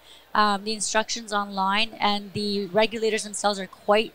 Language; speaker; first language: English; native; English